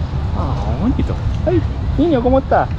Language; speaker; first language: Spanish; non-native, learner; Japanese